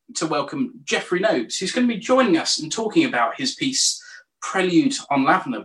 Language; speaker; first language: English; native; English